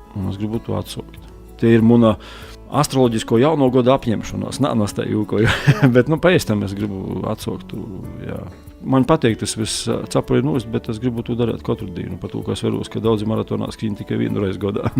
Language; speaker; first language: Latvian; native; Latvian